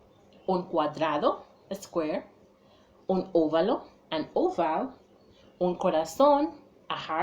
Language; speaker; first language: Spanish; non-native, fluent; English